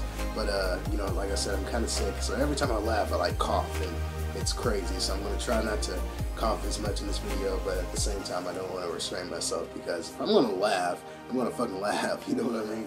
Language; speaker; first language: English; native; English